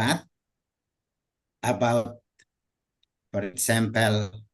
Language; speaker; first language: English; non-native, fluent; Indonesian